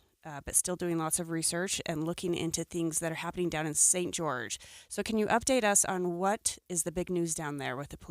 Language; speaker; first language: English; native; English